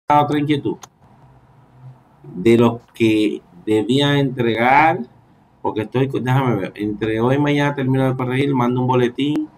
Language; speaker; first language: Spanish; native; Spanish